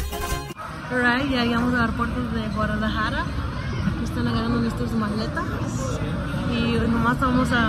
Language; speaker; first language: Spanish; early bilingual, heritage; Spanish